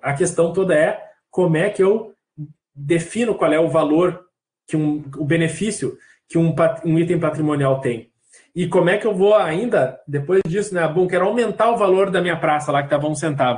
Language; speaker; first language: Portuguese; native; Portuguese